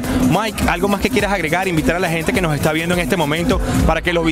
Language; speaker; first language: Spanish; native; Spanish